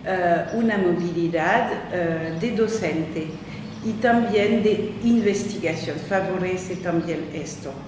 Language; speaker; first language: Spanish; non-native, fluent; French